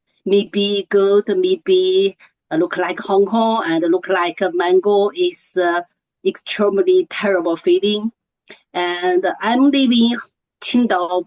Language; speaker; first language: English; non-native, learner; Chinese